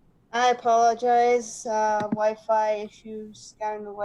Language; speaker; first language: English; native; English